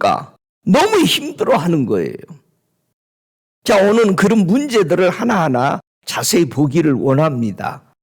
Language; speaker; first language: Korean; native; Korean